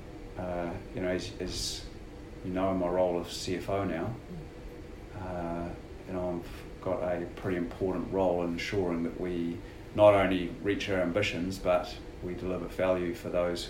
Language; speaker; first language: English; native; English